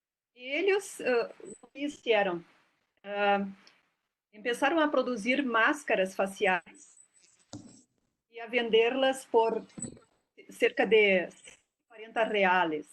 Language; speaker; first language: Spanish; non-native, fluent; Portuguese